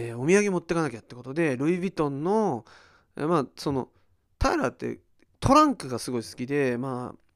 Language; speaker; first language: Japanese; early bilingual, heritage; Japanese